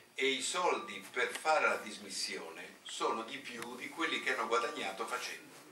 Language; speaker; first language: Italian; native; Italian